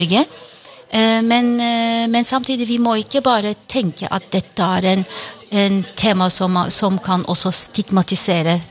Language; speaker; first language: Norwegian; non-native, fluent; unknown